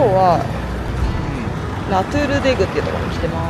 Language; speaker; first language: Japanese; native; Japanese